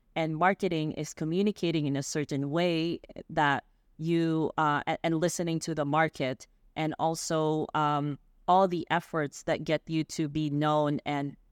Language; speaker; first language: English; non-native, local second language; Filipino